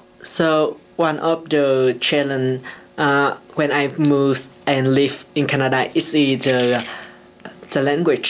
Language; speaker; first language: English; non-native, learner; Vietnamese